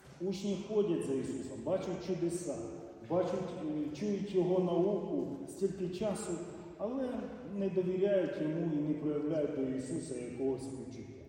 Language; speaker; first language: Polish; non-native, learner; Ukrainian